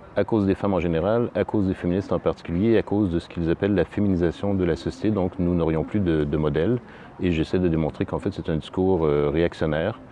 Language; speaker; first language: French; native; French